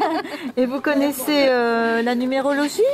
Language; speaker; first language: French; native; French